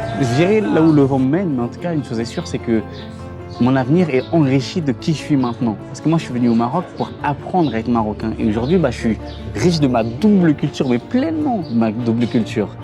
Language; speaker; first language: French; native; French